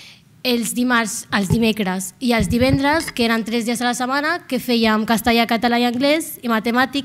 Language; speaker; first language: Catalan; non-native, local second language; Arabic